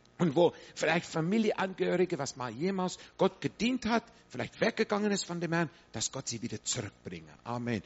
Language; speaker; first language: German; non-native, fluent; English